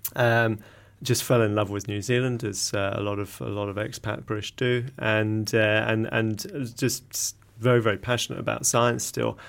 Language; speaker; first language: English; native; English